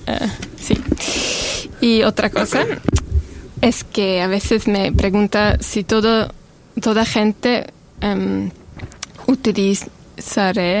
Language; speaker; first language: Spanish; non-native, learner; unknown